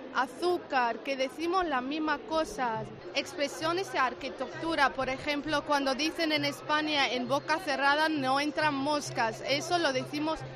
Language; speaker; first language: Spanish; non-native, fluent; Arabic